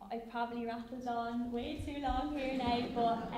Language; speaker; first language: English; native; English